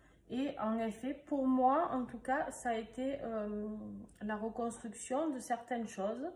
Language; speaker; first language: French; native; French